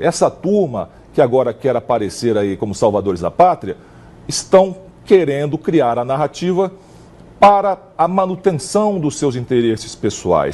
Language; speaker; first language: Portuguese; native; Portuguese